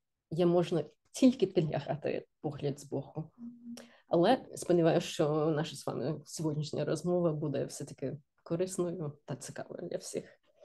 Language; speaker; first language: Ukrainian; non-native, fluent; English